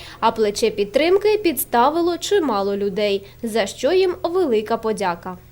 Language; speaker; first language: Ukrainian; native; Ukrainian